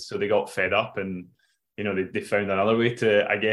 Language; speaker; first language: English; native; English